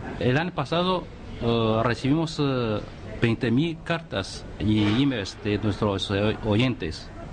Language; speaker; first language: Spanish; non-native, fluent; Chinese